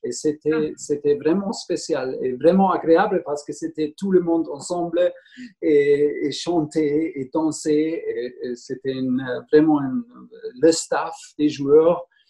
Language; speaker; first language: French; non-native, learner; German